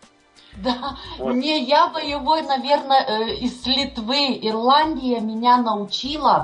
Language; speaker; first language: Russian; non-native, fluent; Lithuanian